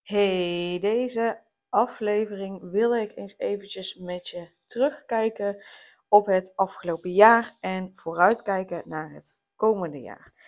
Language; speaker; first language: Dutch; native; Dutch